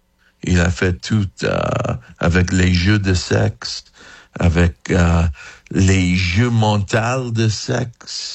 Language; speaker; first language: French; non-native, fluent; English